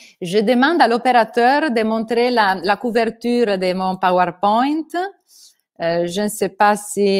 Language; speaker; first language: French; non-native, fluent; Italian